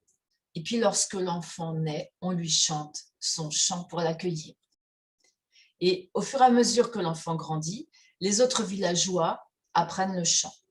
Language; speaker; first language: French; native; French